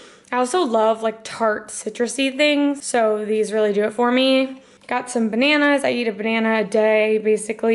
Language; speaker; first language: English; native; English